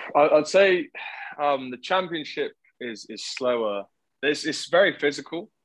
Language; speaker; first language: English; native; English